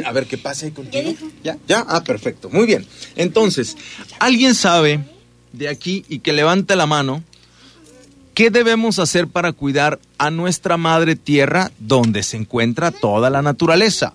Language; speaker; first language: Spanish; native; Spanish